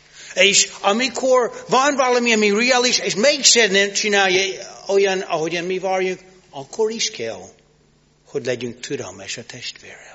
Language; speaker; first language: Hungarian; non-native, learner; English